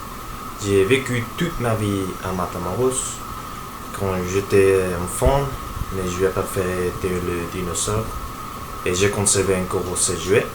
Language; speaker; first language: French; non-native, learner; Spanish